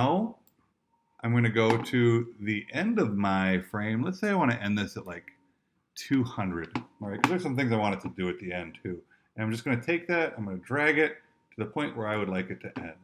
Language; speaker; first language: English; native; English